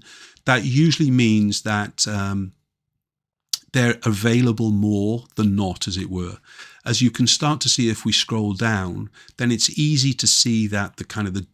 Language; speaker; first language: English; native; English